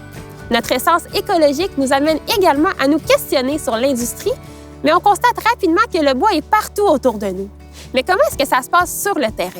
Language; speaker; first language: French; native; French